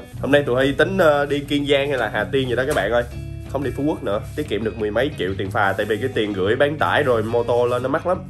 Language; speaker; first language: Vietnamese; native; Vietnamese